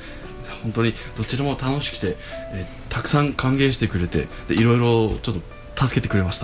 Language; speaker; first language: Japanese; non-native, fluent; English